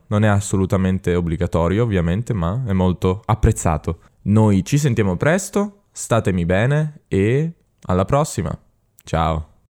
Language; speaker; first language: Italian; native; Italian